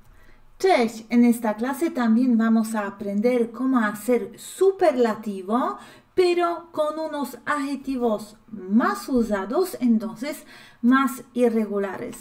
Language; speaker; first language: Spanish; non-native, fluent; Polish